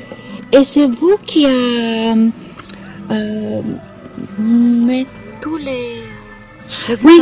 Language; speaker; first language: French; non-native, fluent; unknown